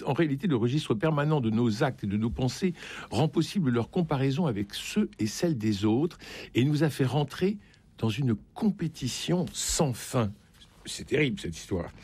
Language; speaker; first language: French; native; French